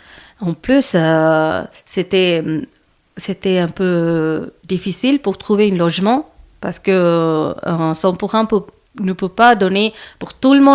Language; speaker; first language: French; non-native, learner; Malayalam